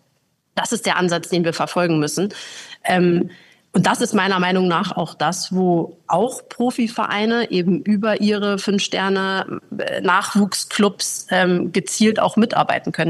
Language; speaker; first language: German; native; German